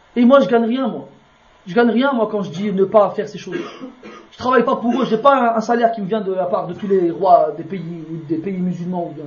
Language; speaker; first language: French; native; French